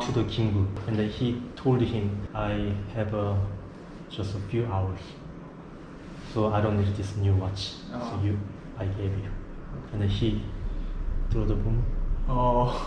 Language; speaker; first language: English; non-native, learner; Korean